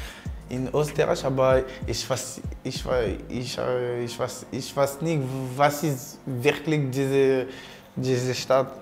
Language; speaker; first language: German; non-native, learner; French